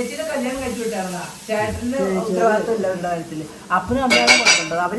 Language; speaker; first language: Malayalam; native; Malayalam